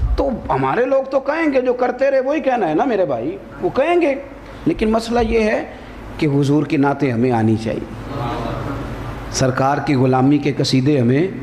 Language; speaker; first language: Urdu; non-native, local second language; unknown